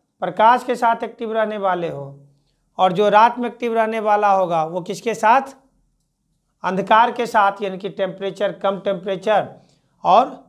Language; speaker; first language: Hindi; native; Hindi